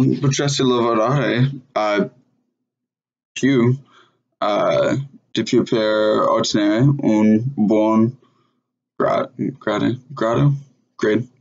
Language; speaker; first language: Italian; non-native, learner; English